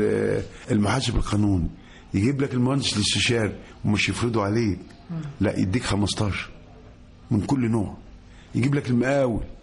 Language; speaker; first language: Arabic; native; Arabic